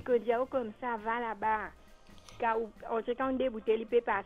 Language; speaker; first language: French; non-native, local second language; Morisyen